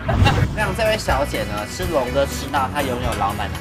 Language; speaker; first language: Chinese; native; Chinese